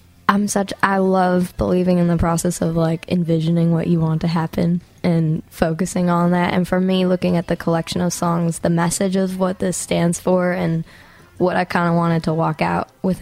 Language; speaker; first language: English; native; English